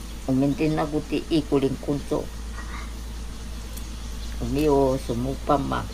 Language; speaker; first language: Chinese; non-native, local second language; Amis